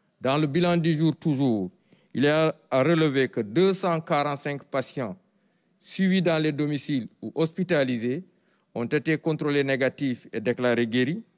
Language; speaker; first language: French; non-native, local second language; Wolof